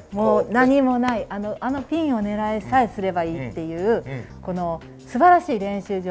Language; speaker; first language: Japanese; native; Japanese